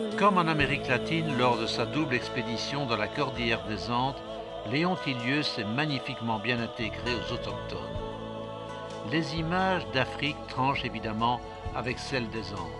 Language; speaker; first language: French; native; French